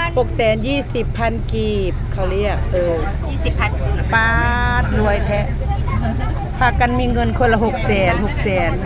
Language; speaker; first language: Thai; native; Thai